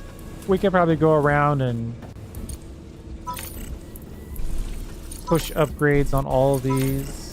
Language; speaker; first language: English; native; English